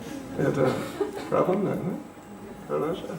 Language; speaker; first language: Russian; non-native, learner; English